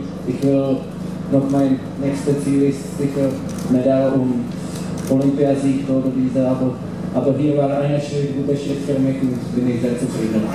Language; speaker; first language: German; non-native, learner; Czech